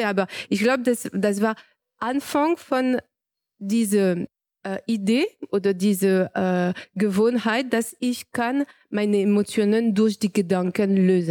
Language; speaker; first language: German; non-native, learner; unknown